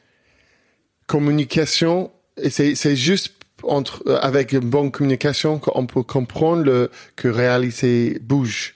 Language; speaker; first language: French; non-native, learner; English